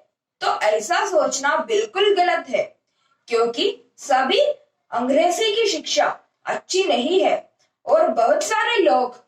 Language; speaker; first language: Hindi; non-native, local second language; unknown